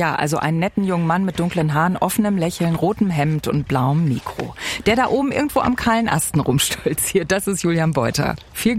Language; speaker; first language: German; native; German